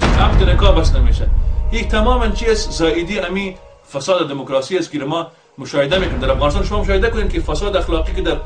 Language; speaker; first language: Persian; native; Persian